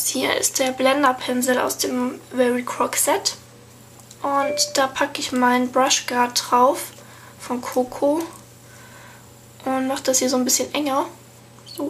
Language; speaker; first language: German; native; German